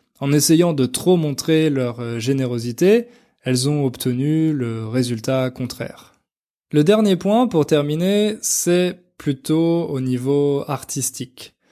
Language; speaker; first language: French; native; French